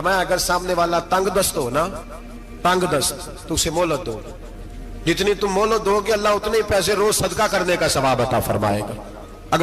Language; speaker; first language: Hindi; non-native, local second language; Punjabi